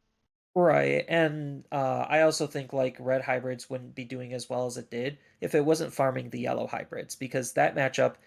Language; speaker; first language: English; native; English